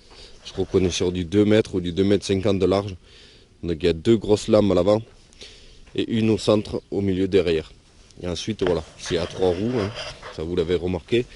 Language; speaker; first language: French; native; French